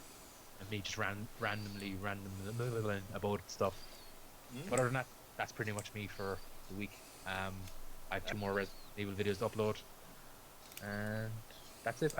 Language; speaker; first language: English; native; English